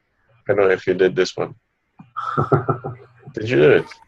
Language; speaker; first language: English; non-native, fluent; Polish